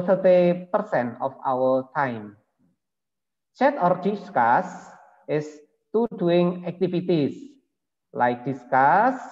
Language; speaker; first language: English; non-native, learner; Indonesian